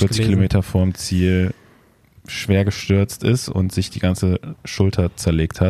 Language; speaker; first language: German; native; German